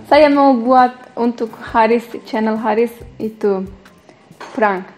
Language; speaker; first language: Indonesian; non-native, fluent; Turkish